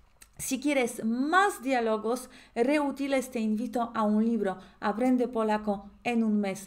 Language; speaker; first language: Spanish; non-native, fluent; Polish